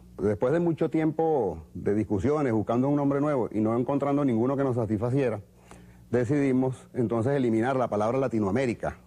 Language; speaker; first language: Spanish; native; Spanish